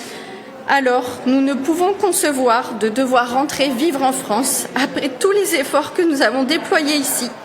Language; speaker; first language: French; native; French